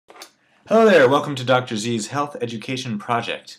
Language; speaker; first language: English; native; English